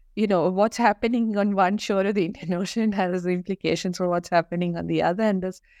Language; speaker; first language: English; non-native, local second language; Malayalam